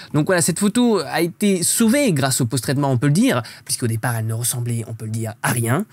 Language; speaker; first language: French; native; French